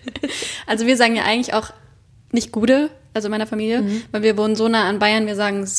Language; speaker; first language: German; native; German